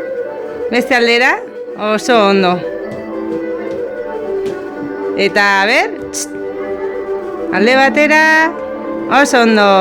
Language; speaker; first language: Basque; non-native, local second language; Spanish